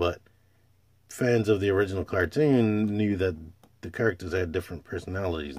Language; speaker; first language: English; native; English